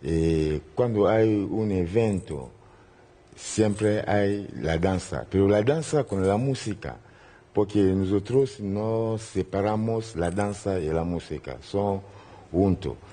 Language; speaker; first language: Spanish; non-native, learner; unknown